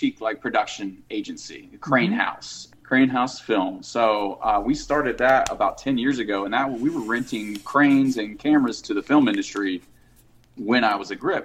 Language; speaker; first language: English; native; English